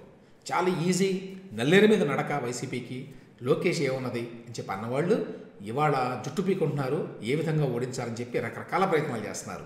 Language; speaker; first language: Telugu; native; Telugu